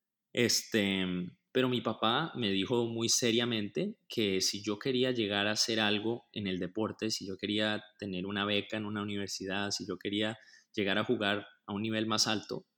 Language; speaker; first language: Spanish; native; Spanish